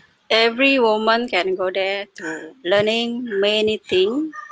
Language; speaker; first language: English; non-native, learner; Indonesian